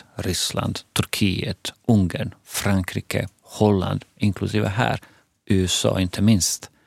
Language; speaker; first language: Swedish; non-native, fluent; Bosnian